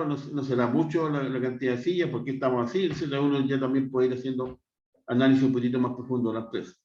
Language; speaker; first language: Spanish; native; Spanish